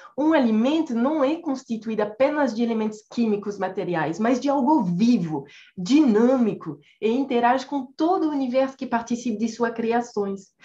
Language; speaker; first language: Portuguese; non-native, fluent; French